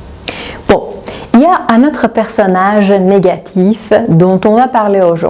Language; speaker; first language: French; non-native, fluent; Persian